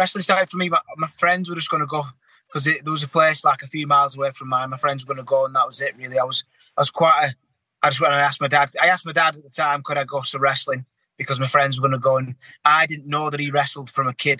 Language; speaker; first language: English; native; English